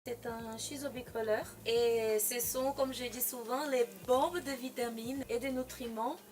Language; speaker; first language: French; non-native, fluent; Portuguese